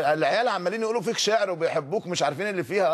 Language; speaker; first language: Arabic; native; Arabic